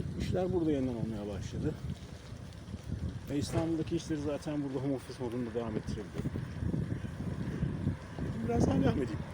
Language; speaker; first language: Turkish; native; Turkish